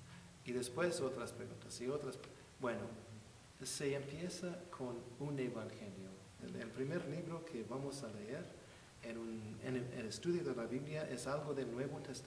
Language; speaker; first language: Spanish; non-native, fluent; English